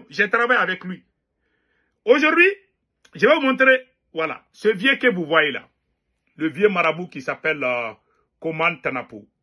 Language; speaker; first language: French; non-native, local second language; Bambara